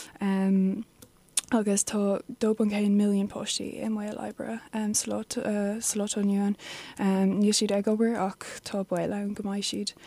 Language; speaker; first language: Irish; non-native, local second language; English